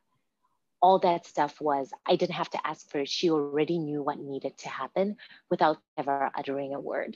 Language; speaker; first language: English; non-native, local second language; Shona